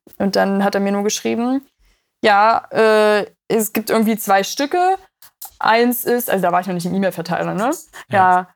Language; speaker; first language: German; native; German